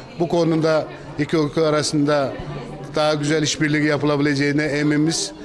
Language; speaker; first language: Turkish; non-native, fluent; Kazakh